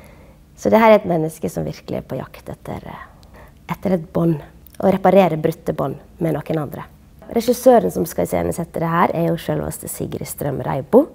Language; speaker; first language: Norwegian; native; Norwegian